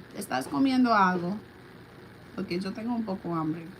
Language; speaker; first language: Spanish; non-native, learner; English